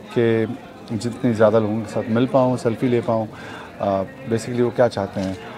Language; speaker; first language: Hindi; native; Hindi